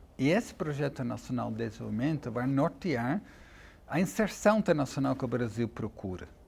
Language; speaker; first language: Portuguese; non-native, fluent; Dutch